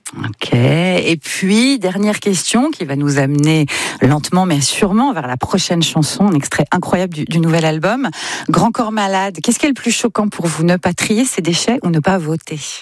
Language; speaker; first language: French; native; French